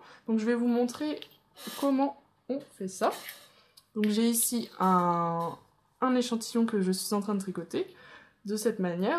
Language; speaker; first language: French; native; French